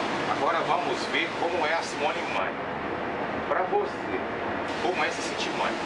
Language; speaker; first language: Portuguese; native; Portuguese